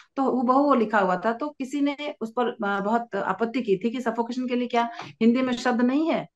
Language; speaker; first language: Hindi; native; Hindi